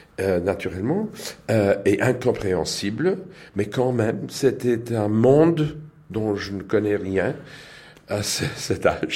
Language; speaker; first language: French; non-native, learner; English